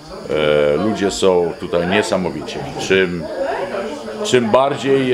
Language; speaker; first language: Polish; early bilingual, heritage; Polish